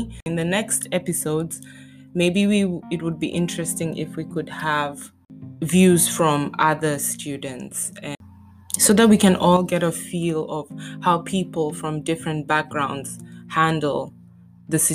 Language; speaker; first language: English; non-native, local second language; Tswana